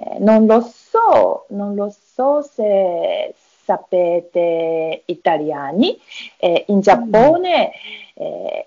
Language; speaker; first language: Italian; non-native, learner; Japanese